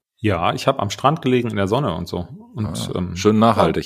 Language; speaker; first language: German; native; German